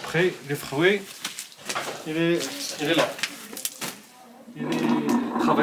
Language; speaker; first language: French; non-native, learner; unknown